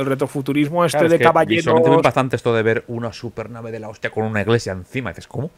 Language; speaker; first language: Spanish; native; Spanish